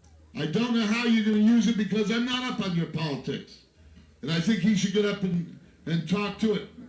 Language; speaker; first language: English; native; English